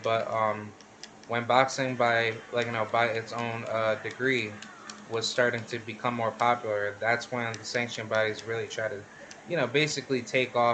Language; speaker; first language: English; native; English